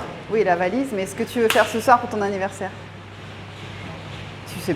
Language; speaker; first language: French; native; French